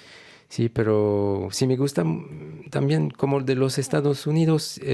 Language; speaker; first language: Spanish; non-native, fluent; French